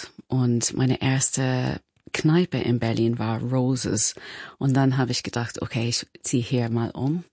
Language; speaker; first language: German; non-native, fluent; English